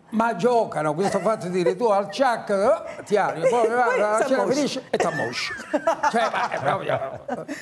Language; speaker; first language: Italian; native; Italian